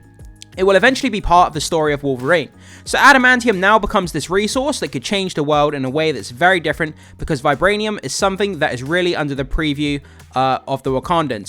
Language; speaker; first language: English; native; English